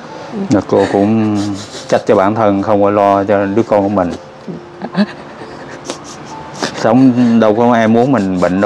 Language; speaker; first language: Vietnamese; native; Vietnamese